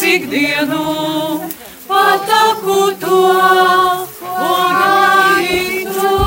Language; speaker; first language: Latvian; native; Latvian